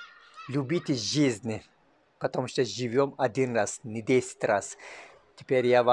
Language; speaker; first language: Russian; non-native, learner; Turkish